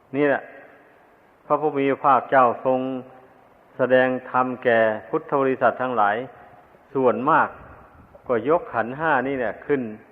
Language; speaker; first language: Thai; native; Thai